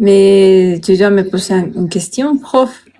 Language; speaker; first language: French; non-native, learner; Spanish